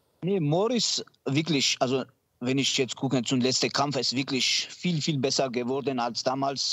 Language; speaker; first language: German; non-native, learner; Georgian